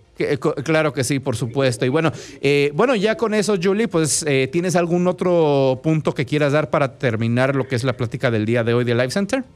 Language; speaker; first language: Spanish; native; Spanish